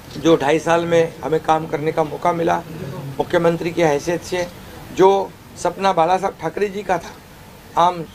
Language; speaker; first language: Hindi; non-native, local second language; Marathi